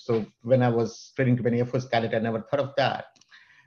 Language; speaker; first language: English; non-native, local second language; Hindi